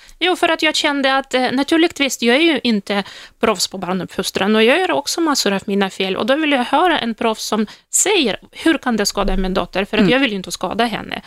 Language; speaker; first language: Swedish; non-native, fluent; Russian